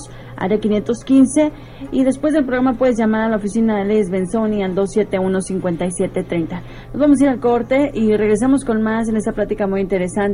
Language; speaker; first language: Spanish; native; Spanish